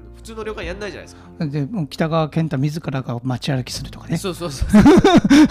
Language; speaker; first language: Japanese; native; Japanese